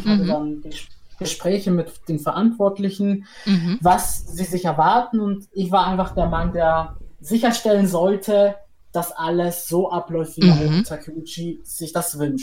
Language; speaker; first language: German; native; German